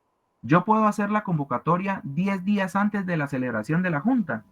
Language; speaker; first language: Spanish; native; Spanish